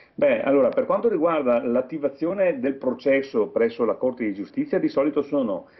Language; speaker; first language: Italian; native; Italian